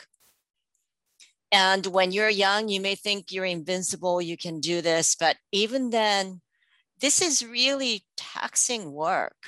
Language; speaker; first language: English; non-native, fluent; Japanese